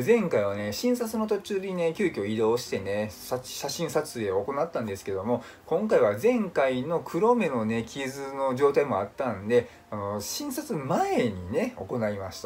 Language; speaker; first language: Japanese; native; Japanese